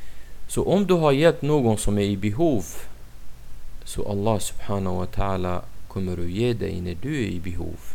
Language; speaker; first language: Swedish; non-native, fluent; Arabic